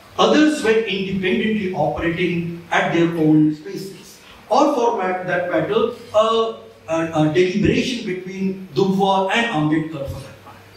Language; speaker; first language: English; non-native, local second language; Marathi